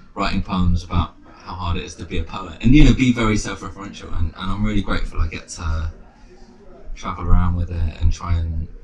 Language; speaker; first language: English; native; English